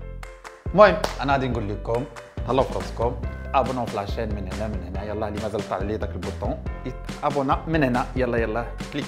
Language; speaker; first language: Arabic; native; Arabic